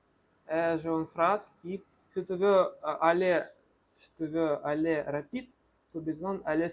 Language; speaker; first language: French; non-native, learner; Russian